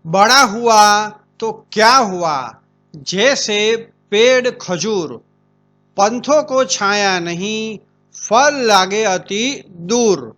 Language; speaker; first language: Hindi; non-native, local second language; Gujarati